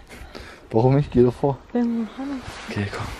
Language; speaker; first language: German; early bilingual, other home language; Turkish